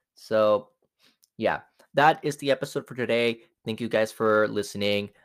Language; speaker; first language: English; non-native, fluent; Spanish